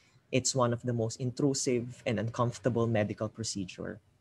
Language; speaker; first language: English; non-native, local second language; Filipino